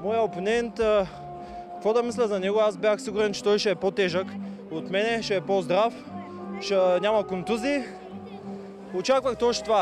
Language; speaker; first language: Bulgarian; native; Bulgarian